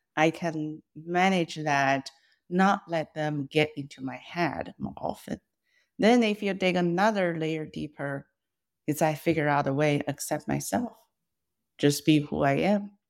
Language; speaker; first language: English; non-native, fluent; Chinese